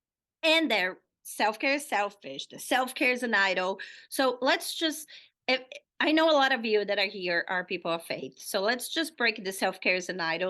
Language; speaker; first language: English; non-native, fluent; Portuguese